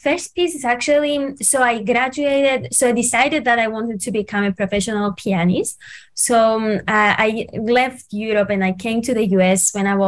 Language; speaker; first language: English; non-native, fluent; Greek